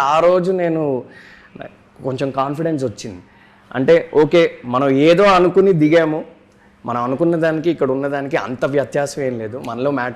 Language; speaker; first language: Telugu; native; Telugu